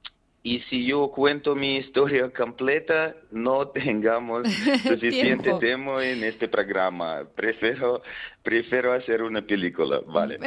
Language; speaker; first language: Spanish; non-native, learner; Belarusian